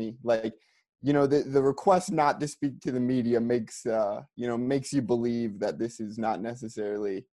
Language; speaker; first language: English; native; English